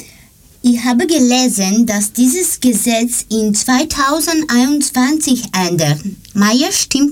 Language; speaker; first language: German; non-native, learner; Greek